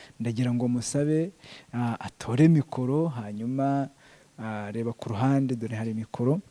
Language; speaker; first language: Kinyarwanda; native; Kinyarwanda